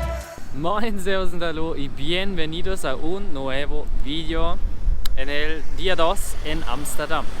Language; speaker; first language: Spanish; non-native, learner; German